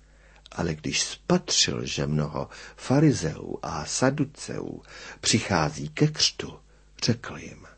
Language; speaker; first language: Czech; native; Czech